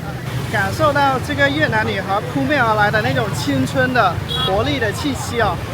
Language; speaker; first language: Chinese; native; Chinese